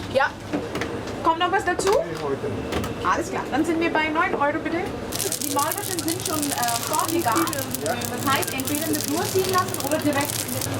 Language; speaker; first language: German; non-native, fluent; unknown